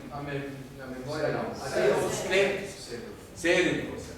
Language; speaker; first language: Portuguese; non-native, fluent; German